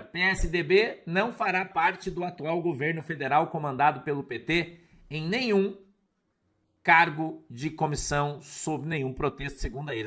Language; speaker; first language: Portuguese; native; Portuguese